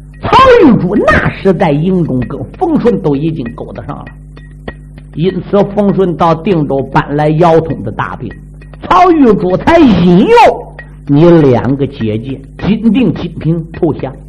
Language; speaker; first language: Chinese; native; Chinese